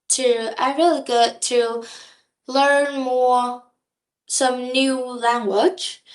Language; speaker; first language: English; non-native, learner; Vietnamese